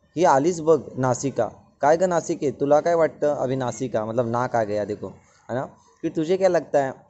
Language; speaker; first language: Hindi; non-native, local second language; Marathi